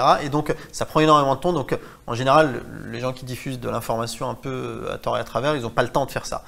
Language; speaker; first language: French; native; French